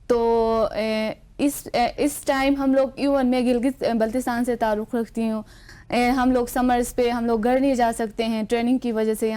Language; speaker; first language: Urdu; non-native, local second language; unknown